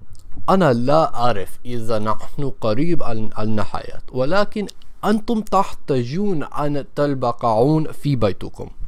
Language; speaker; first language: Arabic; non-native, learner; English